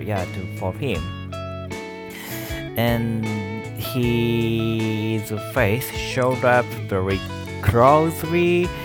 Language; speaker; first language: English; non-native, learner; Japanese